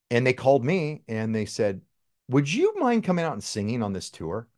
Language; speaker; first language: English; native; English